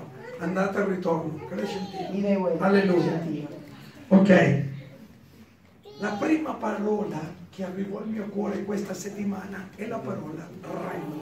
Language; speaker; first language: Italian; non-native, learner; Spanish